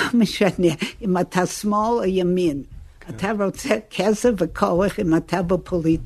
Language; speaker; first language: Hebrew; non-native, fluent; English